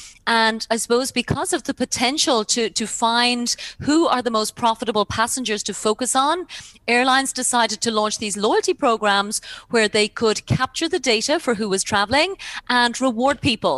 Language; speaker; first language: English; native; English